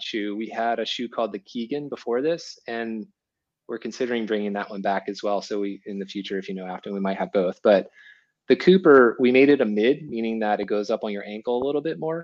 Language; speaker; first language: English; native; English